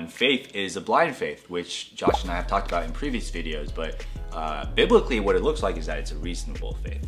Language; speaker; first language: English; native; English